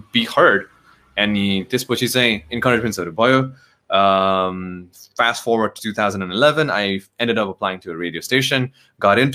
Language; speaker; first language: English; non-native, local second language; Nepali